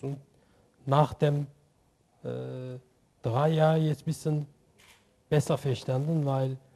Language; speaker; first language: German; non-native, learner; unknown